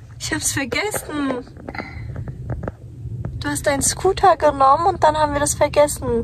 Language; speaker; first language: German; early bilingual, other home language; Turkish